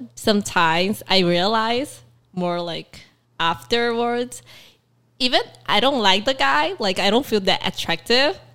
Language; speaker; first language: English; early bilingual, other home language; Portuguese